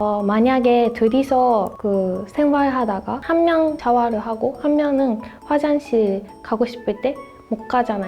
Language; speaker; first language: Korean; non-native, learner; Japanese